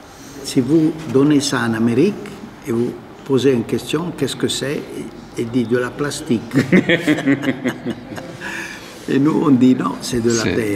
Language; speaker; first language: French; non-native, fluent; Italian